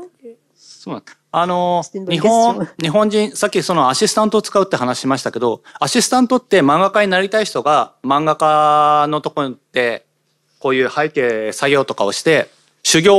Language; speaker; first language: Japanese; native; Japanese